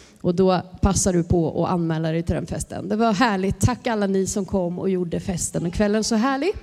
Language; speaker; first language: Swedish; native; Swedish